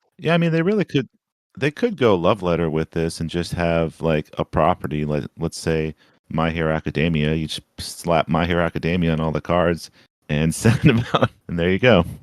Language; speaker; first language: English; native; English